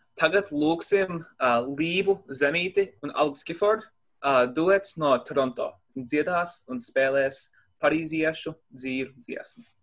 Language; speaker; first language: Latvian; early bilingual, heritage; Latvian